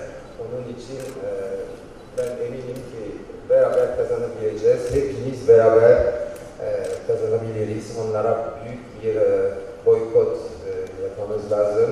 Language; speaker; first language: Turkish; non-native, fluent; French